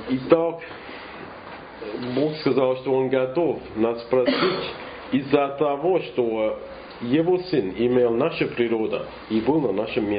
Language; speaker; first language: Russian; non-native, fluent; English